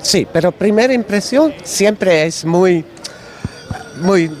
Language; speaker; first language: Spanish; non-native, learner; Dutch